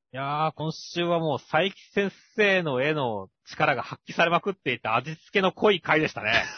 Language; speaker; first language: Japanese; native; Japanese